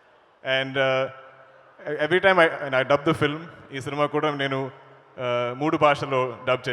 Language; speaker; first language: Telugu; non-native, learner; Malayalam